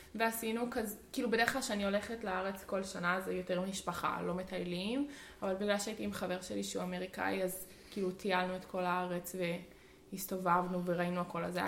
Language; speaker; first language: Hebrew; early bilingual, heritage; Hebrew